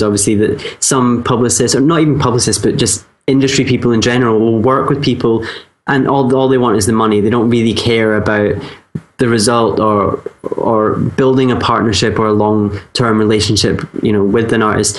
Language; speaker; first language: English; native; English